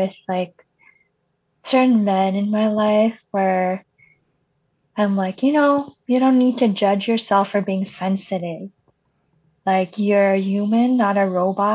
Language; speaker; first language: English; early bilingual, other home language; Cebuano